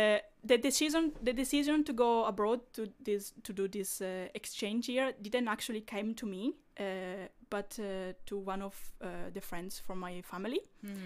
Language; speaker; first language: English; non-native, fluent; Italian